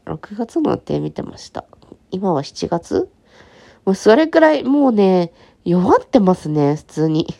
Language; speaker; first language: Japanese; native; Japanese